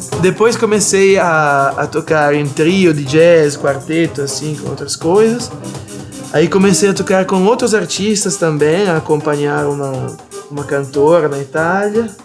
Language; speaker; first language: Portuguese; non-native, fluent; Italian